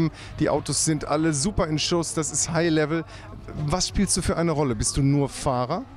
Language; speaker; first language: German; native; German